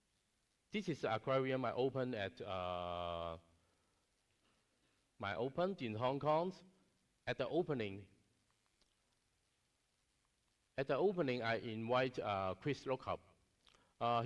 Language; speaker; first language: English; non-native, learner; Cantonese